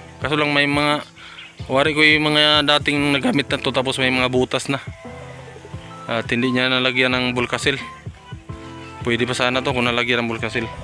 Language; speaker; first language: Filipino; non-native, local second language; Bikol